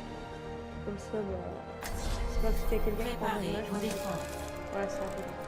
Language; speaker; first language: French; native; French